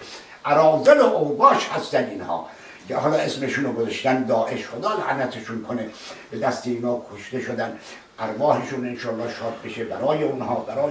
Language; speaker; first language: Persian; native; Persian